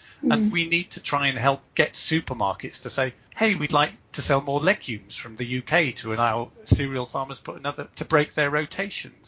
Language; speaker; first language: English; native; English